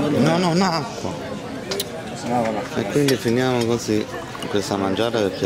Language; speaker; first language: Italian; native; Italian